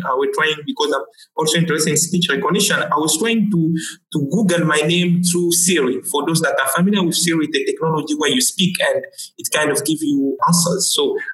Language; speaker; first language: English; non-native, fluent; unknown